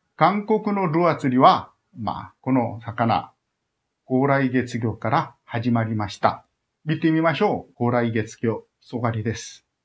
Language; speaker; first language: Japanese; non-native, fluent; Korean